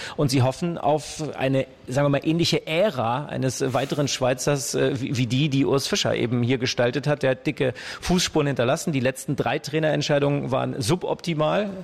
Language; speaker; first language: German; native; German